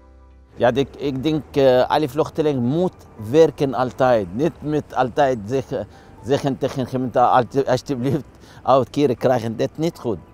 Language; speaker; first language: Dutch; non-native, learner; Arabic